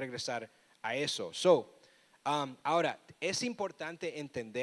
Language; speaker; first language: Spanish; early bilingual, heritage; Spanish